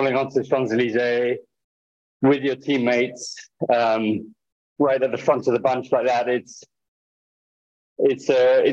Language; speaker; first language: English; native; English